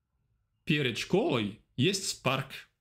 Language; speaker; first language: Russian; non-native, fluent; French